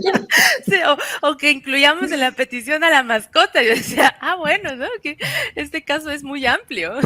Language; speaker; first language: Spanish; native; Spanish